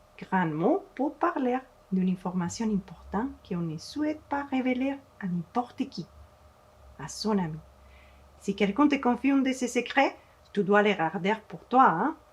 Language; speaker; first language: French; non-native, fluent; Spanish